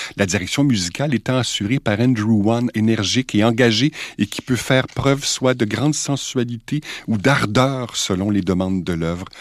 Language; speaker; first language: French; native; French